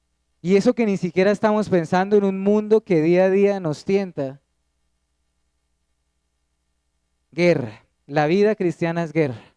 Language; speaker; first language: Spanish; native; Spanish